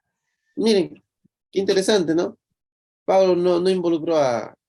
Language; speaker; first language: Spanish; native; Spanish